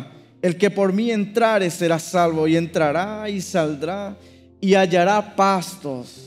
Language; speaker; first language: Spanish; native; Spanish